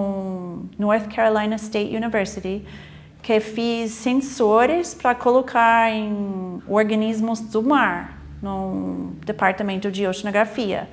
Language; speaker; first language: Portuguese; non-native, fluent; English